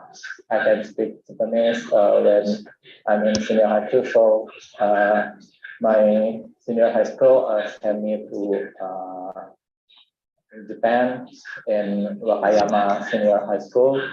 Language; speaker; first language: English; non-native, learner; Indonesian